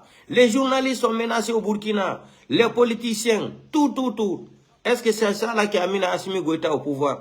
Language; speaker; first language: French; non-native, local second language; Fula